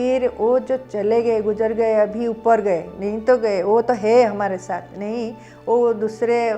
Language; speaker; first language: Hindi; non-native, local second language; Odia